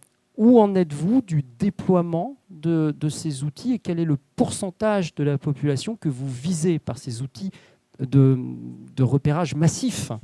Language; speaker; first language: French; native; French